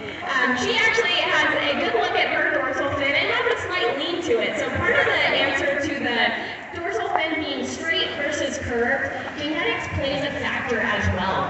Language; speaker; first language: English; native; English